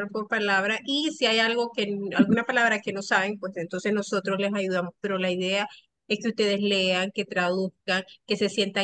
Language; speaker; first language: Spanish; early bilingual, other home language; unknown